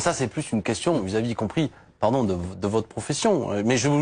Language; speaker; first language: French; native; French